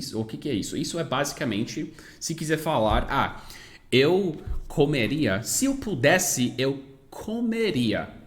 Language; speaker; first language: Portuguese; non-native, fluent; English